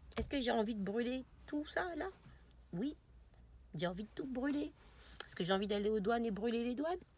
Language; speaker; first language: French; native; French